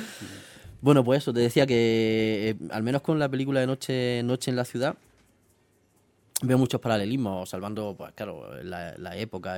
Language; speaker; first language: Spanish; native; Spanish